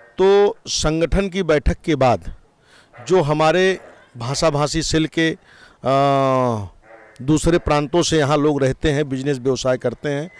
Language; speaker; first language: Hindi; native; Hindi